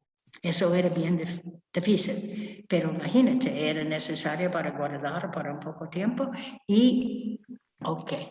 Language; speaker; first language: Spanish; non-native, fluent; English